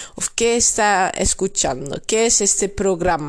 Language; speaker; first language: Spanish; non-native, fluent; Dutch